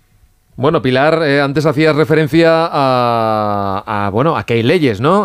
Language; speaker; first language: Spanish; native; Spanish